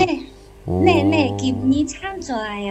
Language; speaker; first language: Korean; non-native, learner; Chinese